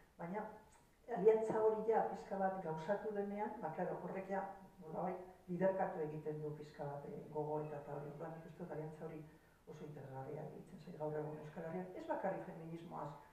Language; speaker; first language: Basque; non-native, local second language; Spanish